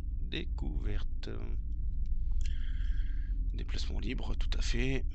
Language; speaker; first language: French; native; French